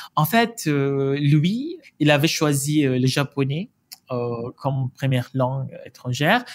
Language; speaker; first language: French; non-native, fluent; Malay